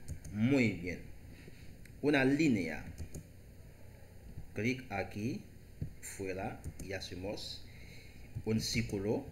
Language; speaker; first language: Spanish; non-native, learner; Haitian Creole